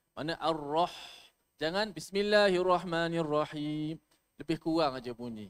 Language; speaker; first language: Malay; native; Malay